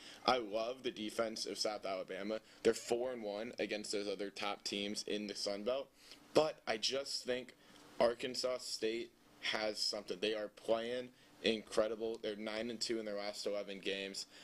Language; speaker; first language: English; native; English